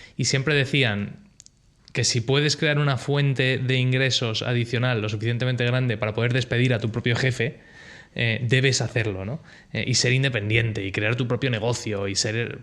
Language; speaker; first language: Spanish; early bilingual, heritage; Spanish